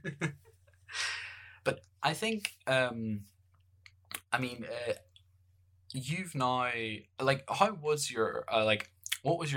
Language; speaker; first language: English; native; English